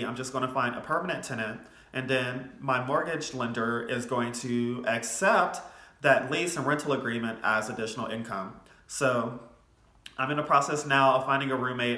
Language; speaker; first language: English; native; English